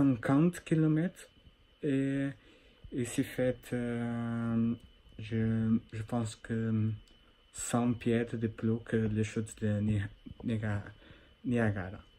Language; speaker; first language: French; non-native, learner; Portuguese